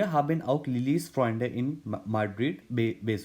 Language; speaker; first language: German; non-native, fluent; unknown